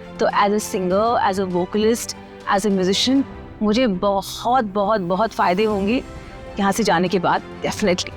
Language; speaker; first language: Hindi; native; Hindi